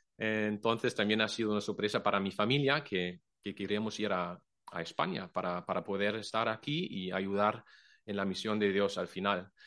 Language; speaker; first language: Spanish; non-native, fluent; German